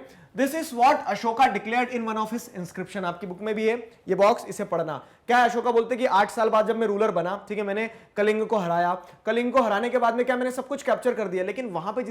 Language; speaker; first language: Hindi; native; Hindi